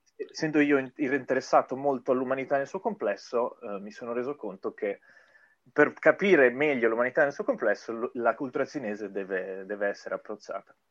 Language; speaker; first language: Italian; native; Italian